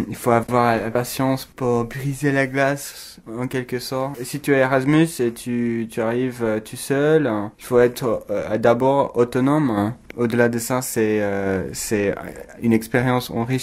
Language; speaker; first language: French; non-native, fluent; English